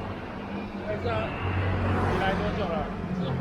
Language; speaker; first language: Chinese; native; Chinese